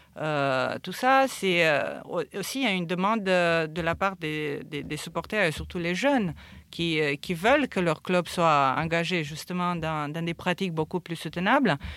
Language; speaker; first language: French; non-native, fluent; Romanian